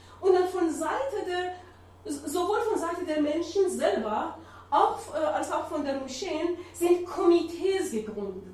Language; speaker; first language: German; non-native, learner; Persian